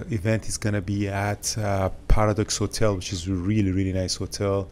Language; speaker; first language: English; native; English